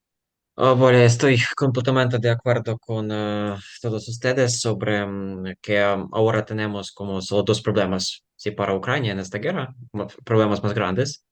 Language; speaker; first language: Spanish; non-native, fluent; Ukrainian